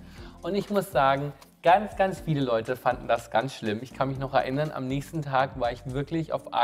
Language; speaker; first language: German; native; German